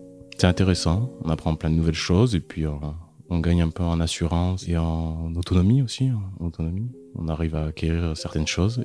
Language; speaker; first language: French; native; French